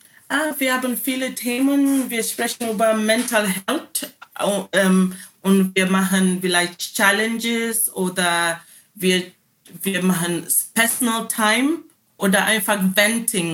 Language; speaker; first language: German; non-native, learner; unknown